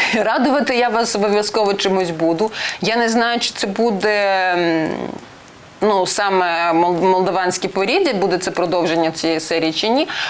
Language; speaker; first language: Ukrainian; non-native, local second language; Russian